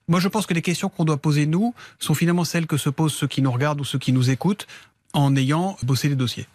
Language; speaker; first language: French; native; French